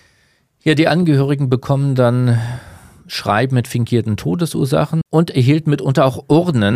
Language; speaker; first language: German; native; German